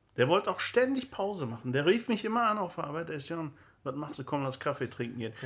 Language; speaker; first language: German; early bilingual, other home language; Turkish